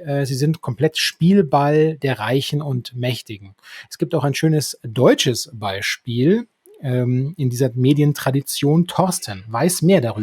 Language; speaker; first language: German; native; German